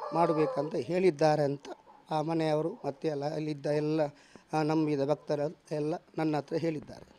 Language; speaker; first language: Kannada; non-native, local second language; Tulu